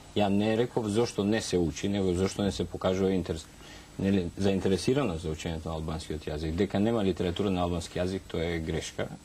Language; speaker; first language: Macedonian; non-native, local second language; Albanian